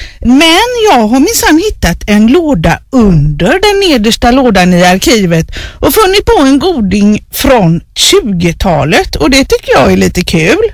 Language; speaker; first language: Swedish; native; Swedish